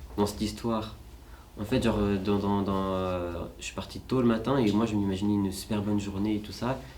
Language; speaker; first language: French; native; French